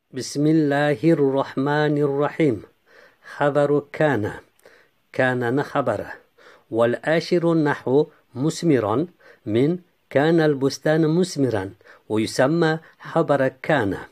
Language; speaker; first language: Arabic; non-native, fluent; Uzbek